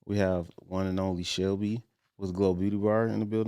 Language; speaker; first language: English; native; English